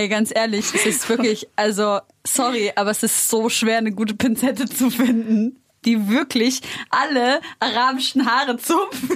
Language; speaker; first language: German; native; German